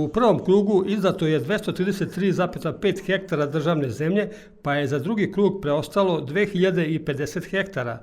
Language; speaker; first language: Serbian; native; Serbian